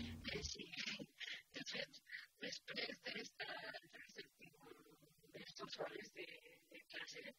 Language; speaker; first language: Catalan; non-native, local second language; Spanish